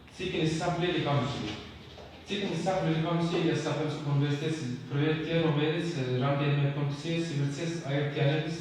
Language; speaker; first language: Georgian; non-native, local second language; Azerbaijani